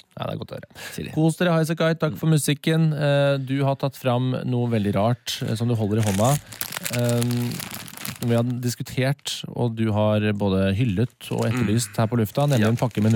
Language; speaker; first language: Norwegian; native; Norwegian